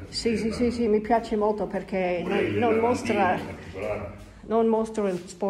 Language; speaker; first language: Italian; non-native, learner; English